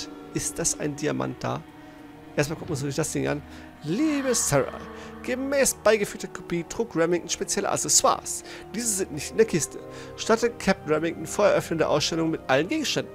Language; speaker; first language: German; native; German